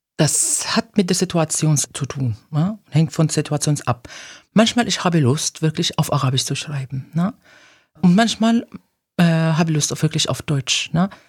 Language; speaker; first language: German; non-native, fluent; Arabic